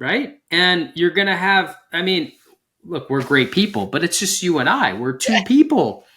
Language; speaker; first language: English; native; English